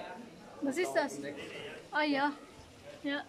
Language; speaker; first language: German; non-native, learner; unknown